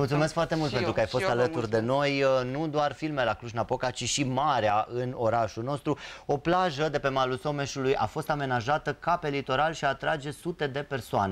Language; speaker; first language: Romanian; native; Romanian